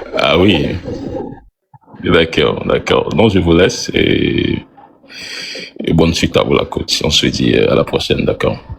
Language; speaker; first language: French; non-native, learner; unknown